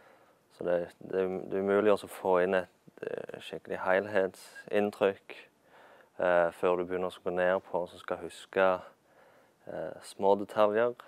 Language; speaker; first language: Norwegian; native; Norwegian